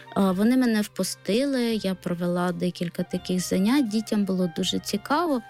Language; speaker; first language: Ukrainian; non-native, local second language; Romany